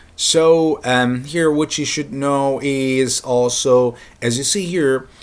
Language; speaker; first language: English; non-native, fluent; Turkish